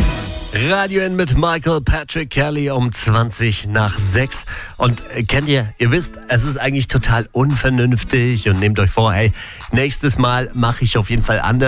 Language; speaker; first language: German; native; German